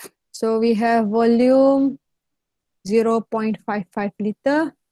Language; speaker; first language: English; non-native, local second language; Malay